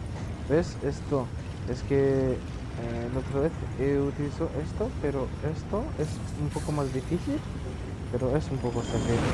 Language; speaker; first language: Spanish; non-native, learner; French